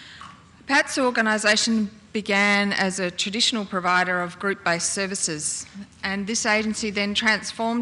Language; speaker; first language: English; native; English